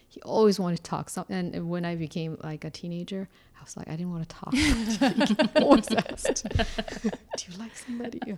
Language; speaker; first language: English; non-native, fluent; Korean